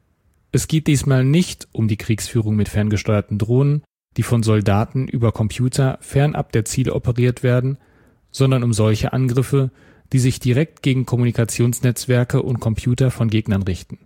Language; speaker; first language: German; native; German